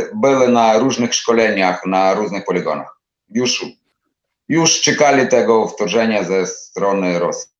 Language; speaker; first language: Polish; non-native, learner; Ukrainian